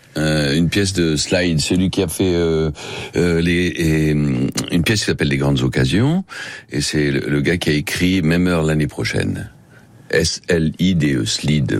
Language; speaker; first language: French; non-native, local second language; Spanish